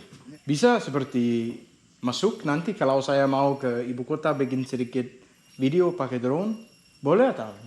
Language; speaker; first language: Indonesian; non-native, learner; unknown